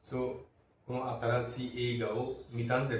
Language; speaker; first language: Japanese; non-native, fluent; Bangla